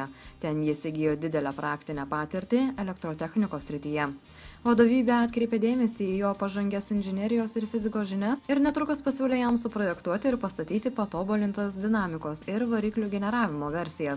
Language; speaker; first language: Lithuanian; native; Lithuanian